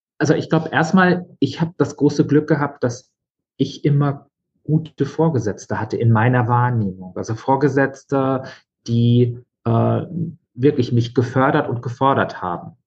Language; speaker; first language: German; native; German